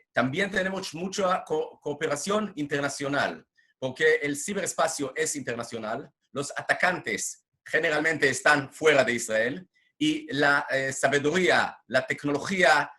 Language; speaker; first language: Spanish; non-native, fluent; Hebrew